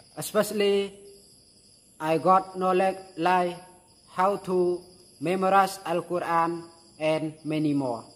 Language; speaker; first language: English; non-native, learner; Khmer